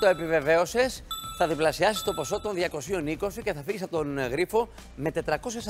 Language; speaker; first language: Greek; native; Greek